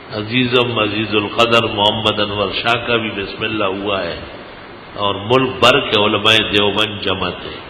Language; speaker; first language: Urdu; non-native, local second language; Pashto